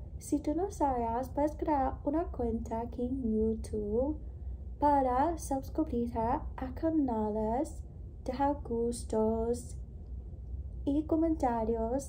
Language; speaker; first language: Spanish; non-native, learner; English